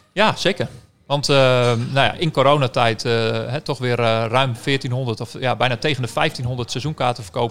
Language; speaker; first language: Dutch; native; Dutch